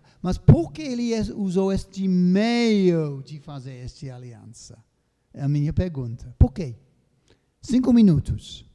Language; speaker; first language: Portuguese; non-native, fluent; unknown